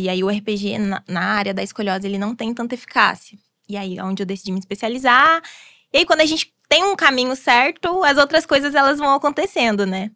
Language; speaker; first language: Portuguese; native; Portuguese